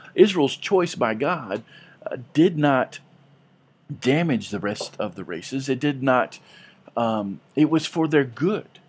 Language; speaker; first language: English; native; English